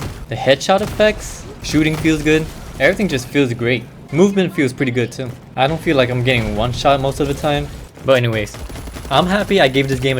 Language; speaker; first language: English; native; English